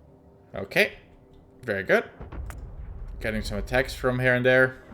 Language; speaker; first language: English; non-native, fluent; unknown